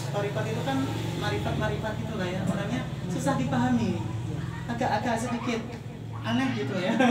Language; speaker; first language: Indonesian; non-native, fluent; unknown